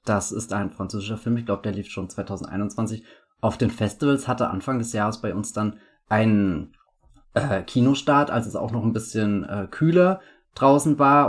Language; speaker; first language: German; native; German